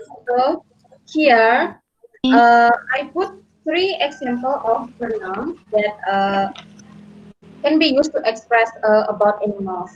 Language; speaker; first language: English; non-native, learner; Indonesian